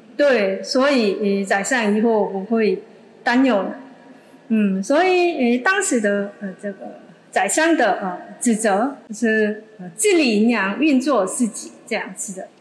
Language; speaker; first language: Chinese; non-native, fluent; Korean